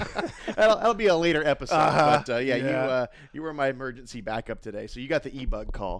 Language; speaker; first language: English; native; English